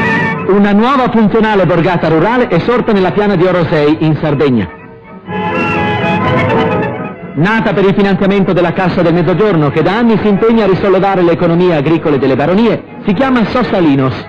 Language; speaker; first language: Italian; native; Italian